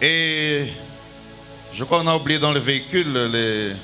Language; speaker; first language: French; non-native, local second language; Lingala